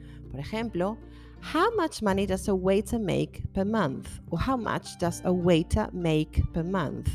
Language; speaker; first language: English; non-native, fluent; Spanish